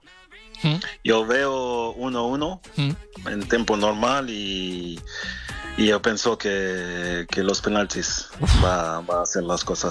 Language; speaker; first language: Spanish; non-native, fluent; French